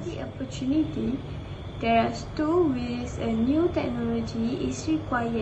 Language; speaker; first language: English; non-native, fluent; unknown